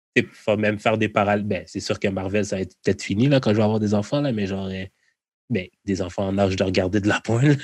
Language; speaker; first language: French; native; French